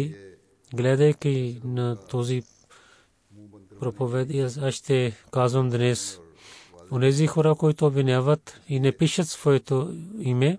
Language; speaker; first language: Bulgarian; non-native, learner; Urdu